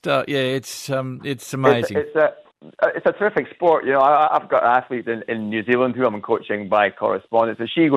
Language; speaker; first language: English; native; English